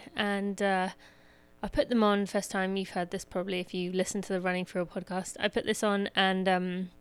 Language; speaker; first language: English; native; English